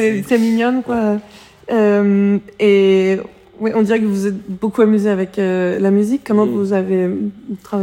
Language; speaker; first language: French; native; French